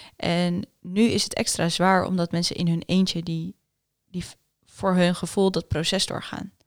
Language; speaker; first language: Dutch; early bilingual, other home language; Afrikaans